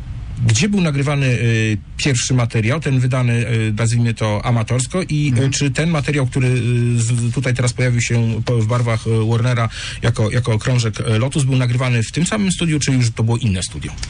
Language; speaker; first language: Polish; native; Polish